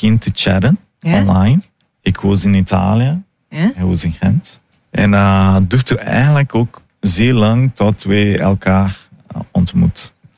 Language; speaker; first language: Dutch; non-native, learner; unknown